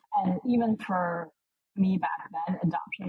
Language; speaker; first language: English; native; English